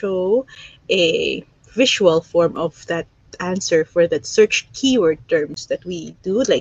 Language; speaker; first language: English; non-native, local second language; Filipino